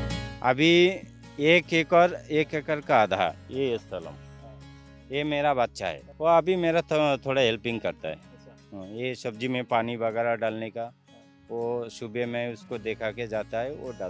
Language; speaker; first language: Hindi; non-native, local second language; Odia